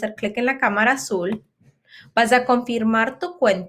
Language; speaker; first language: Spanish; early bilingual, heritage; Spanish